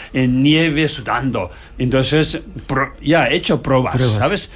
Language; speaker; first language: Spanish; non-native, learner; Tibetan